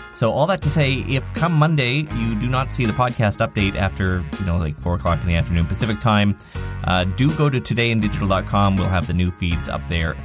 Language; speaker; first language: English; native; English